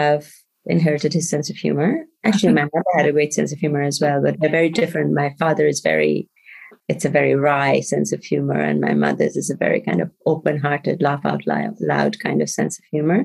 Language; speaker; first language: English; non-native, local second language; Bangla